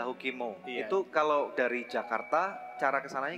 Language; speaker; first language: Indonesian; native; Indonesian